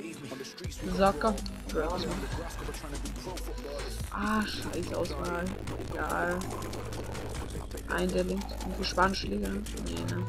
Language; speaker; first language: German; native; German